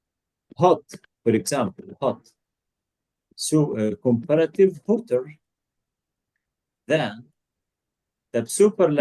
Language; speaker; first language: English; non-native, fluent; Arabic